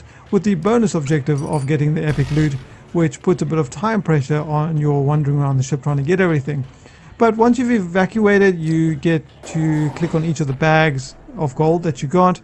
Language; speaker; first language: English; native; English